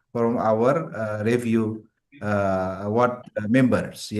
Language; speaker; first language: English; non-native, learner; Indonesian